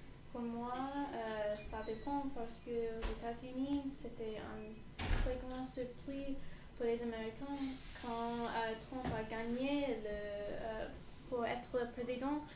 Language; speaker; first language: French; non-native, learner; English